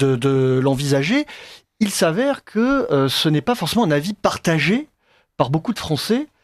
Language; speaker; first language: French; native; French